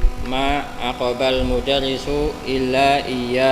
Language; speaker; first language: Arabic; non-native, learner; Indonesian